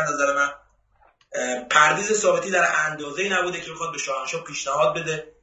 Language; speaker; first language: Persian; native; Persian